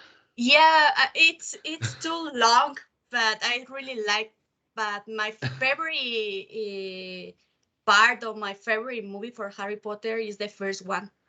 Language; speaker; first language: English; non-native, learner; Spanish